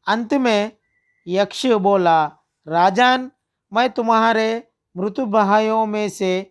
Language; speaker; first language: Hindi; non-native, local second language; Telugu